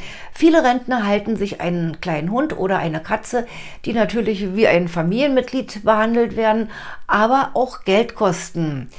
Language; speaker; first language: German; native; German